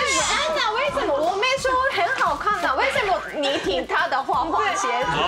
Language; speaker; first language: Chinese; non-native, learner; French